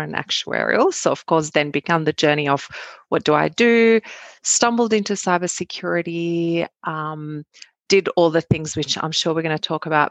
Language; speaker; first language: English; non-native, fluent; Arabic